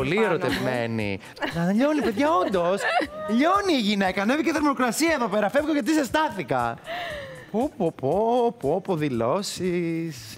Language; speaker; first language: Greek; native; Greek